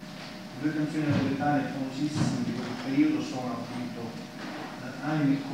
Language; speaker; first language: Italian; native; Italian